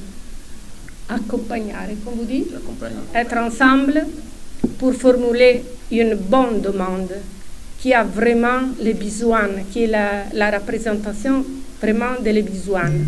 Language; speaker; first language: French; non-native, fluent; Italian